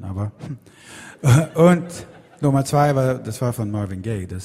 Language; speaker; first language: German; non-native, learner; Swedish